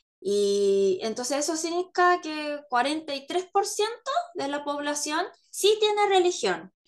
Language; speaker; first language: Spanish; non-native, fluent; Korean